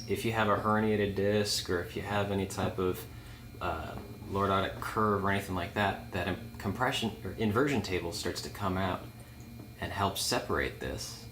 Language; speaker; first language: English; native; English